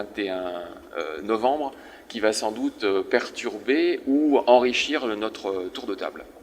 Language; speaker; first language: French; native; French